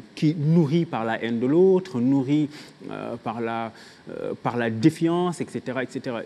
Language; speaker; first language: French; non-native, local second language; Wolof